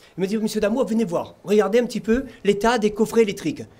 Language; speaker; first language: French; native; French